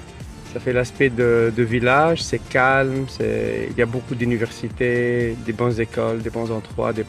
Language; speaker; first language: French; non-native, local second language; Arabic